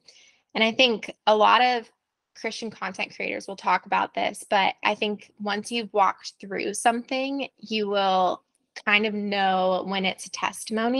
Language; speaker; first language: English; native; English